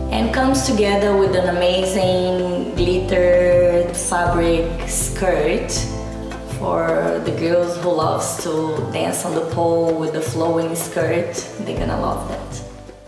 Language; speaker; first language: English; non-native, fluent; Portuguese